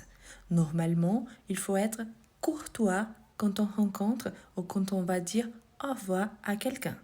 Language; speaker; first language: French; non-native, fluent; Portuguese